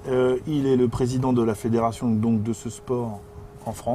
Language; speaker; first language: French; native; French